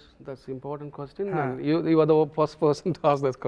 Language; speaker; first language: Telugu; non-native, learner; Tamil